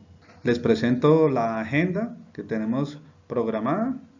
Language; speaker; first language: Spanish; native; Spanish